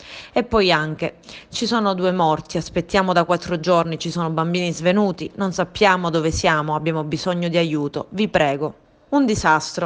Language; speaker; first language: Italian; native; Italian